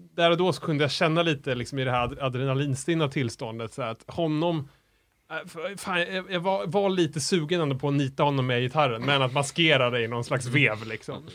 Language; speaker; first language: Swedish; native; Swedish